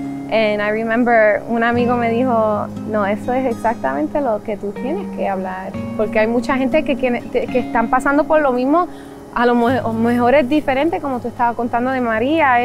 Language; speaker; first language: Spanish; early bilingual, other home language; English